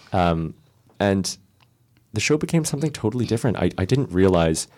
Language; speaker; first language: English; early bilingual, other home language; Cantonese